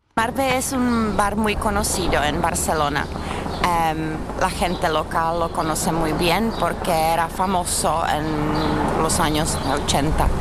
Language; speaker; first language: Spanish; non-native, fluent; Czech